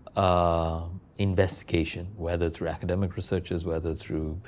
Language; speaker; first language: English; non-native, local second language; Malayalam